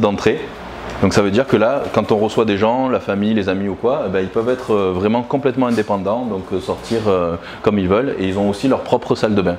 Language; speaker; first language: French; native; French